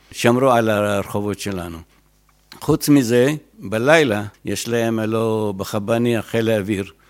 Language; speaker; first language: Hebrew; non-native, fluent; Arabic